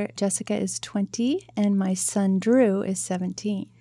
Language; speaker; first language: English; native; English